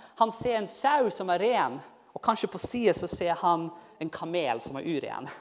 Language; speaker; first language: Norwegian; non-native, fluent; English